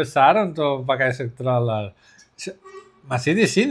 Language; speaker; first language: Indonesian; non-native, learner; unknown